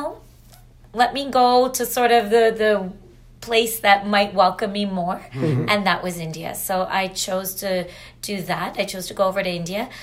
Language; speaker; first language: English; native; English